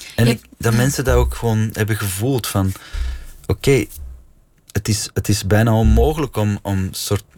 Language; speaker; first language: Dutch; native; Dutch